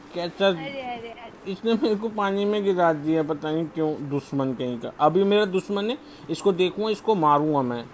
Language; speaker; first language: Hindi; native; Hindi